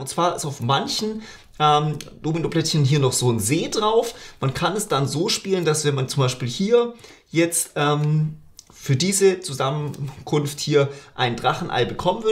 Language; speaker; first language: German; native; German